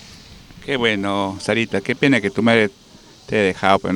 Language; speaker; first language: Spanish; native; Spanish